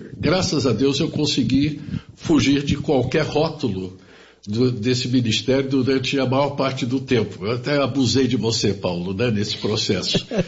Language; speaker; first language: Portuguese; early bilingual, other home language; German